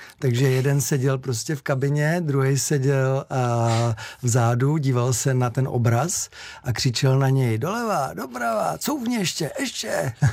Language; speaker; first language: Czech; native; Czech